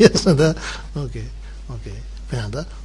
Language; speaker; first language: Russian; non-native, learner; Tibetan